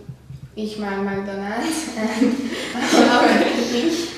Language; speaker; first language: German; non-native, learner; Hungarian